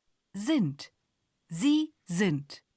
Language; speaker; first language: German; non-native, learner; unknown